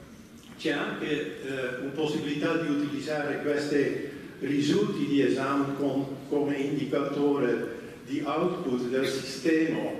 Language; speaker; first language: Italian; non-native, fluent; Dutch